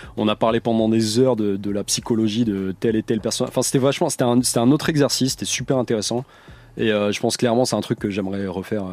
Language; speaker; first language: French; native; French